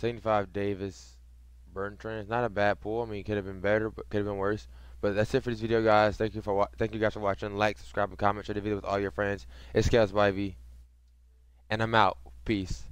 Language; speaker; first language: English; native; English